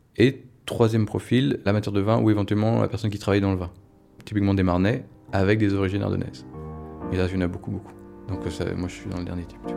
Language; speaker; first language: French; native; French